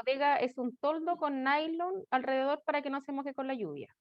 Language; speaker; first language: Spanish; native; Spanish